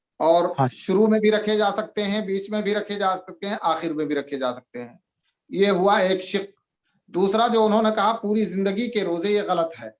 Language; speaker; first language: Urdu; native; Urdu